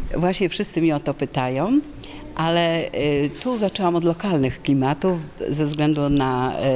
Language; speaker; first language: Polish; native; Polish